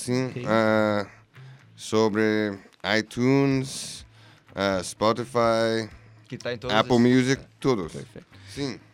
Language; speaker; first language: Portuguese; non-native, learner; English